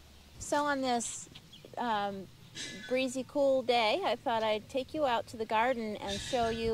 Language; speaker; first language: English; native; English